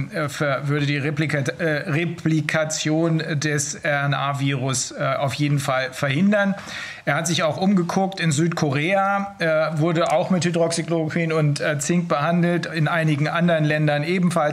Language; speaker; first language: German; native; German